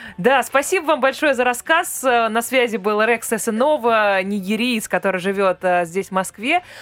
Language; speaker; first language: Russian; native; Russian